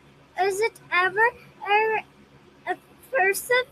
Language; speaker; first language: English; non-native, learner; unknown